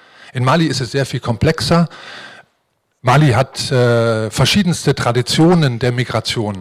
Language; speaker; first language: German; native; German